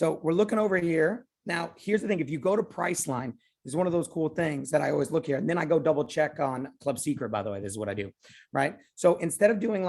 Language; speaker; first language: English; native; English